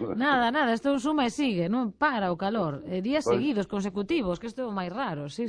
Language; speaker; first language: Spanish; non-native, local second language; Galician